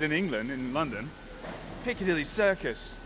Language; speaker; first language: English; native; English